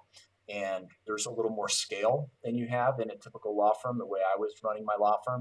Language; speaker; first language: English; native; English